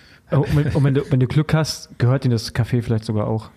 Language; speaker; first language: German; native; German